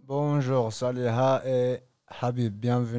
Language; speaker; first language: French; non-native, learner; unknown